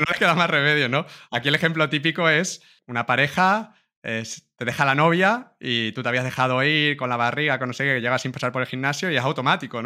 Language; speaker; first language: Spanish; native; Spanish